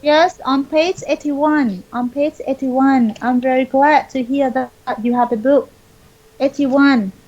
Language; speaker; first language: English; non-native, fluent; Vietnamese